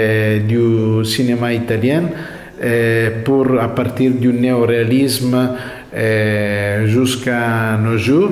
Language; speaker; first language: French; non-native, fluent; Italian